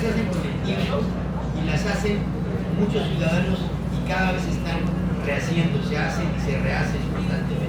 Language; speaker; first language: Spanish; native; Spanish